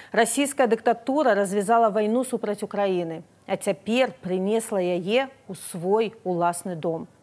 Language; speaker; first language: Belarusian; non-native, local second language; Russian